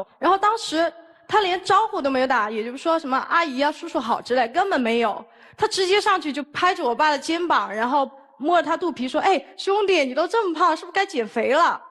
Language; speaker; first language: Chinese; native; Chinese